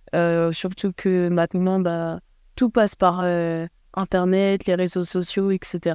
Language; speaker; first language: French; native; French